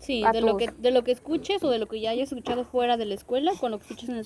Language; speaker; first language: Spanish; native; Spanish